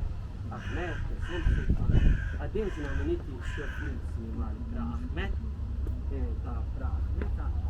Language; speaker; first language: Russian; non-native, learner; Turkish